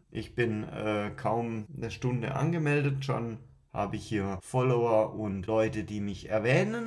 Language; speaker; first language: German; native; German